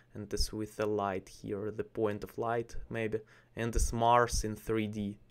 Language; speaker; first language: English; non-native, learner; Russian